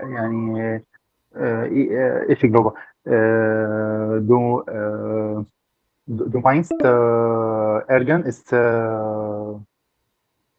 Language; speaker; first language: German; non-native, learner; Arabic